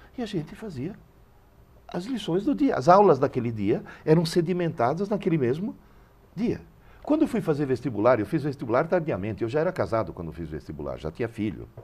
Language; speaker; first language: Portuguese; early bilingual, other home language; Italian